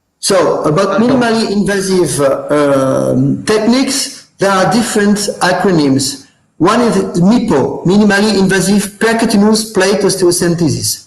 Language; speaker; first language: English; non-native, fluent; French